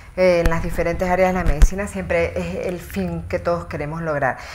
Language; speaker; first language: Spanish; native; Spanish